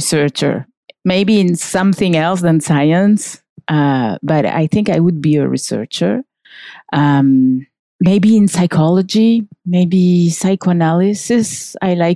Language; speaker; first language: English; non-native, fluent; French